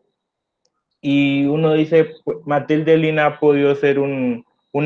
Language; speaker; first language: Spanish; native; Spanish